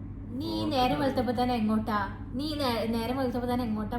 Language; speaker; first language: Malayalam; native; Malayalam